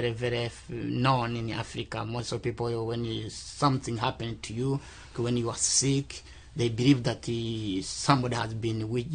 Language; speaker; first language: English; non-native, local second language; Kinyarwanda